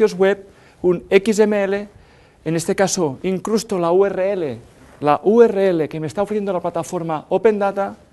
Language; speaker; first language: Spanish; native; Spanish